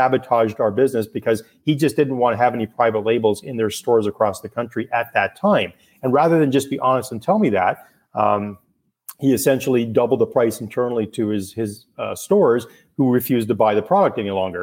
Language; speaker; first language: English; native; English